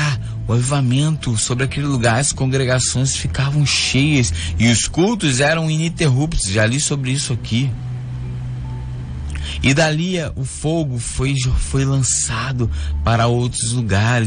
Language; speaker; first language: Portuguese; native; Portuguese